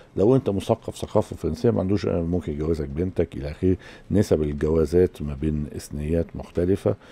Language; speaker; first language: Arabic; native; Arabic